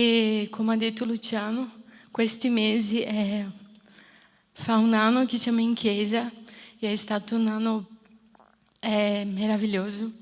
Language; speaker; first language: Italian; non-native, fluent; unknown